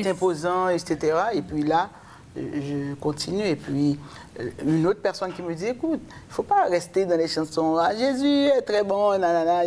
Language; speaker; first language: French; native; French